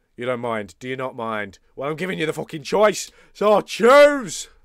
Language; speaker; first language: English; native; English